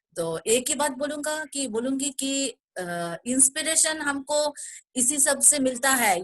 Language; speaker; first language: Hindi; non-native, local second language; Bangla